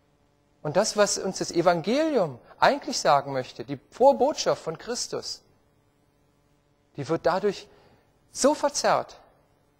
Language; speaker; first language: German; native; German